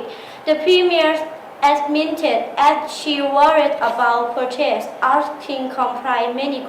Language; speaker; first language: English; non-native, learner; Thai